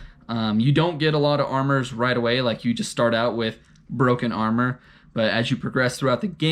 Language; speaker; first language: English; native; English